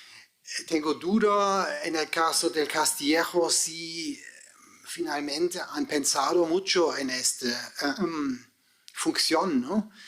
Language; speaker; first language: Spanish; non-native, fluent; German